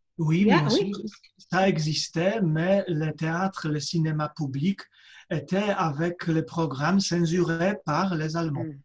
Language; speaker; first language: French; non-native, fluent; Polish